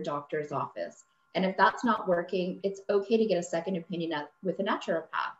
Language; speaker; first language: English; native; English